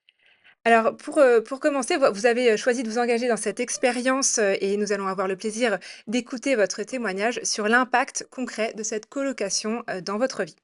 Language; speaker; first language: French; native; French